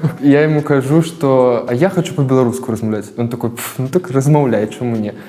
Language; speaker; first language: Belarusian; non-native, local second language; Russian